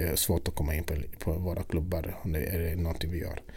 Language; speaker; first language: Swedish; non-native, fluent; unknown